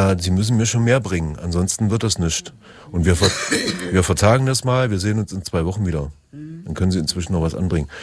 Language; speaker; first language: German; native; German